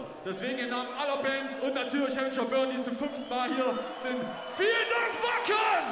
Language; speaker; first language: German; native; German